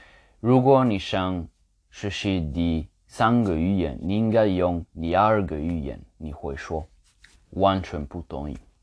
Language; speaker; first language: Chinese; non-native, learner; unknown